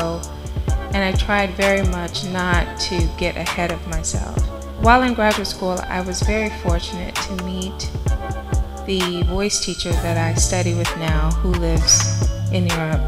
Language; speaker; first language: English; native; English